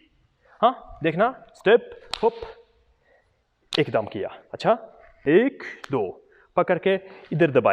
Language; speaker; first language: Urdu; non-native, learner; Arabic